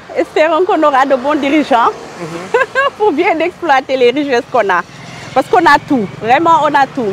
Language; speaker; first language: French; non-native, local second language; Wolof